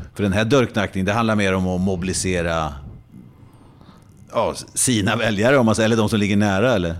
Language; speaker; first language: Swedish; native; Swedish